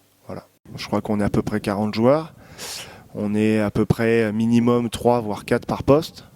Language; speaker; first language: French; native; French